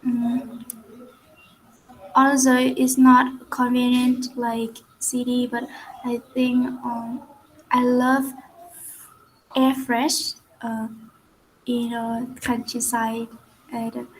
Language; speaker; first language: English; non-native, learner; Vietnamese